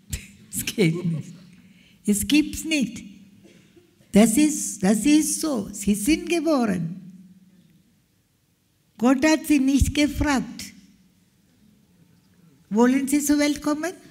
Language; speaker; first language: German; non-native, fluent; Malayalam